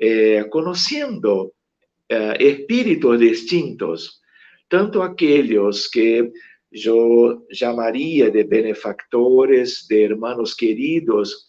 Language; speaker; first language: Spanish; non-native, fluent; Portuguese